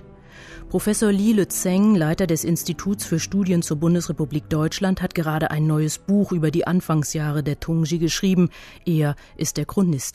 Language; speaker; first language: German; native; German